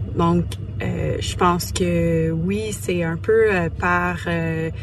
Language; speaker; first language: French; native; French